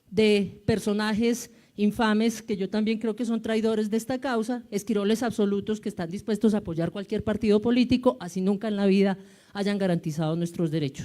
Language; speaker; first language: Spanish; native; Spanish